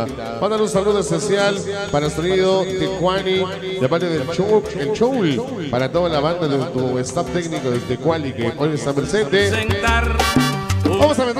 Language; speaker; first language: Spanish; native; Spanish